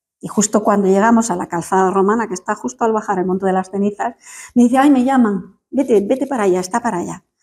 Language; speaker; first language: Spanish; non-native, fluent; English